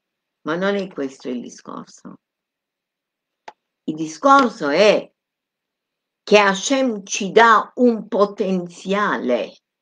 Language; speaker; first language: Italian; non-native, fluent; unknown